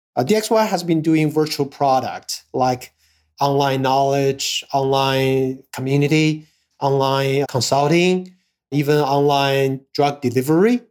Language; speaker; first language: English; non-native, fluent; Chinese